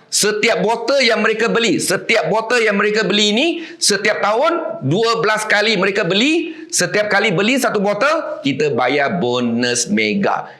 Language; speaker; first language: Malay; native; Malay